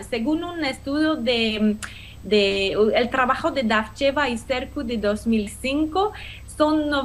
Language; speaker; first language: Spanish; non-native, fluent; French